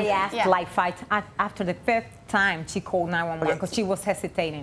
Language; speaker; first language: English; native; English